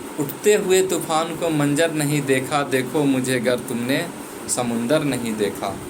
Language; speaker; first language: Hindi; native; Hindi